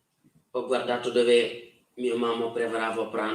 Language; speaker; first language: Italian; non-native, fluent; Wolof